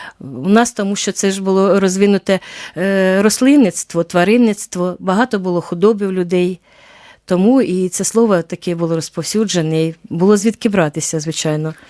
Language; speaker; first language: Ukrainian; native; Ukrainian